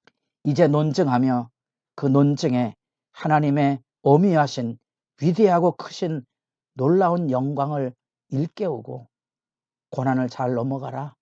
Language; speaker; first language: Korean; native; Korean